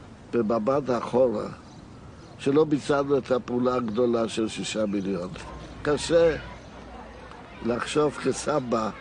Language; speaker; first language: Hebrew; non-native, fluent; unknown